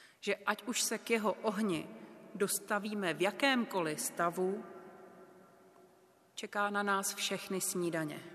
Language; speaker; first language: Czech; native; Czech